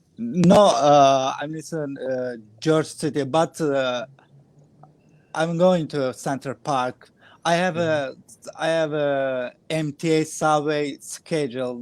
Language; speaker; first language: English; non-native, learner; Kurdish